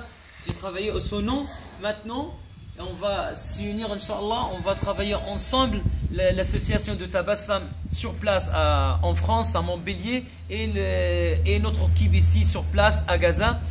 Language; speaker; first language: French; non-native, fluent; Arabic